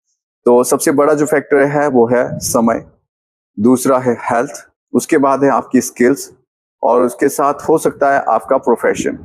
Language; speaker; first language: Hindi; native; Hindi